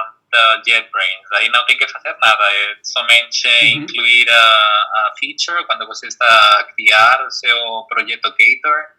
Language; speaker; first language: Portuguese; non-native, fluent; Spanish